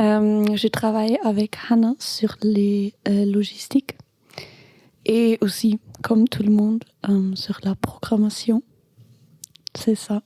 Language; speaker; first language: French; non-native, learner; German